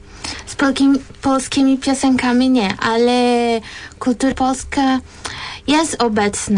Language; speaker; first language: Polish; non-native, fluent; Portuguese